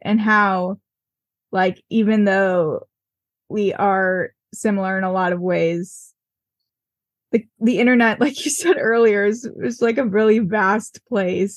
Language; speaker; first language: English; native; English